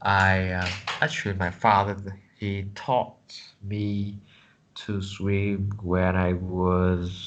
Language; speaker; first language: English; non-native, learner; Vietnamese